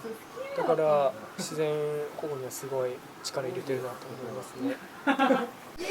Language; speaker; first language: Japanese; native; Japanese